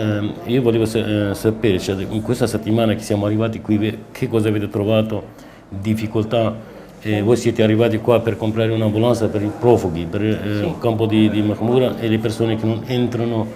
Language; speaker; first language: Italian; non-native, fluent; Kurdish